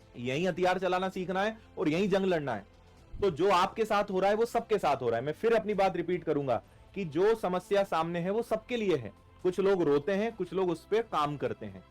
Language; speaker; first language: Hindi; native; Hindi